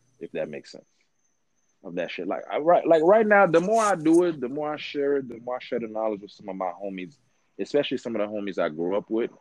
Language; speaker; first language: English; early bilingual, other home language; Haitian Creole